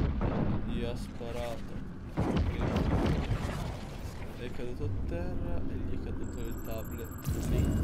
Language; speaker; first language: Italian; native; Italian